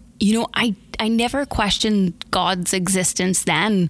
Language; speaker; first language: English; native; English